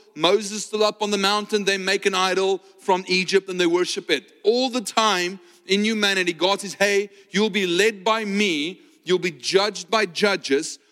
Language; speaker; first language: English; non-native, local second language; Afrikaans